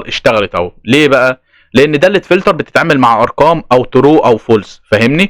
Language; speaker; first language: Arabic; native; Arabic